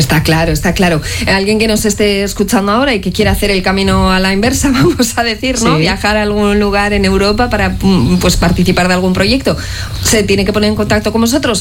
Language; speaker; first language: Spanish; native; Spanish